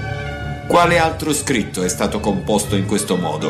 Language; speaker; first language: Italian; native; Italian